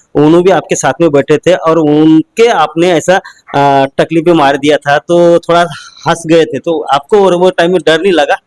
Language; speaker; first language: Hindi; non-native, local second language; Marathi